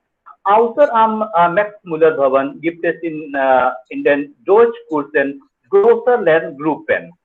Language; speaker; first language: German; non-native, fluent; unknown